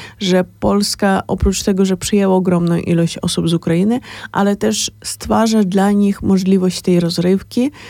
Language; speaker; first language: Polish; non-native, fluent; Ukrainian